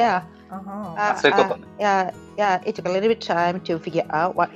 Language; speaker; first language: English; non-native, learner; Japanese